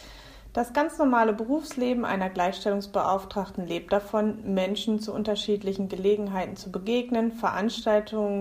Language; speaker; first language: German; native; German